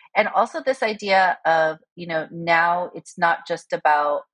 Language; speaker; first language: English; early bilingual, other home language; Korean